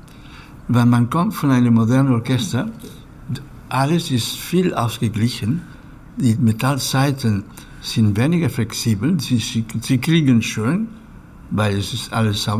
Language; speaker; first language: German; non-native, learner; Catalan